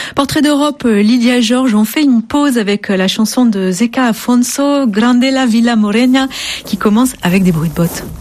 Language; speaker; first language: French; native; French